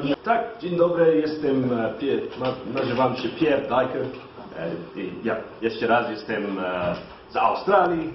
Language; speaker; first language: Polish; non-native, learner; English